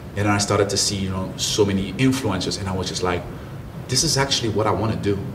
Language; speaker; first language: English; early bilingual, other home language; French